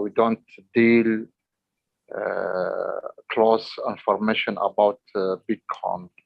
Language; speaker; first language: English; non-native, learner; Arabic